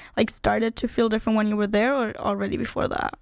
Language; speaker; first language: English; non-native, fluent; German